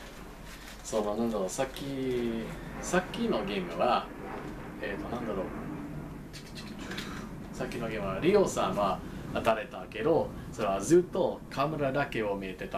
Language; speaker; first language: Japanese; non-native, learner; English